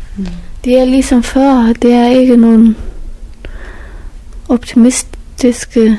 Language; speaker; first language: Danish; non-native, learner; Persian